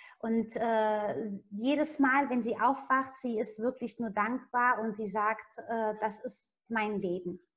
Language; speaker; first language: German; non-native, fluent; Italian